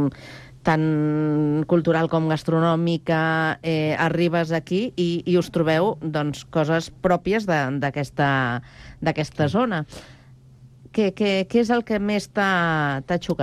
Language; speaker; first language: Catalan; native; Catalan